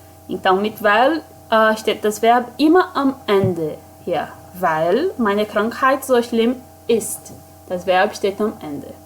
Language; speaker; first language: German; non-native, fluent; Portuguese